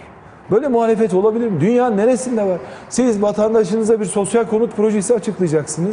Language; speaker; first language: Turkish; native; Turkish